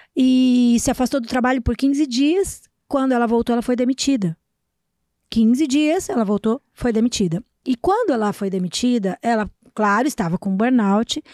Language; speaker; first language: Portuguese; native; Portuguese